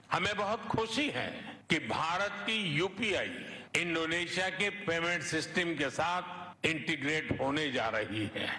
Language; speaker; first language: Hindi; non-native, local second language; Gujarati